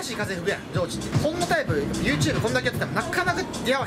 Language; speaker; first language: Japanese; native; Japanese